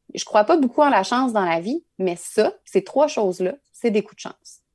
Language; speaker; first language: French; native; French